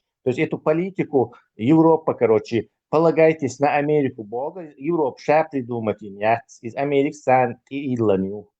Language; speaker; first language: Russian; non-native, local second language; Chechen